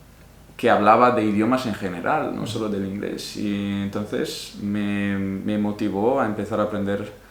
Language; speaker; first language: Spanish; non-native, fluent; Italian